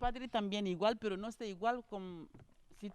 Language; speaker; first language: Spanish; non-native, learner; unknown